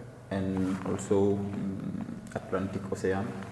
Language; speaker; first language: English; non-native, learner; Wolof